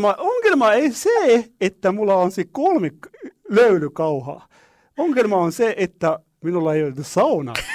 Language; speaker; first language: Finnish; non-native, learner; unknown